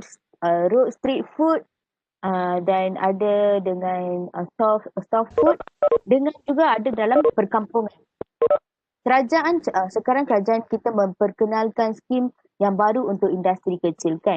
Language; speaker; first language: Malay; native; Malay